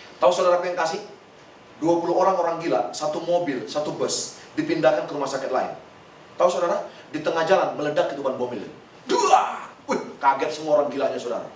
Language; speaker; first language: Indonesian; native; Indonesian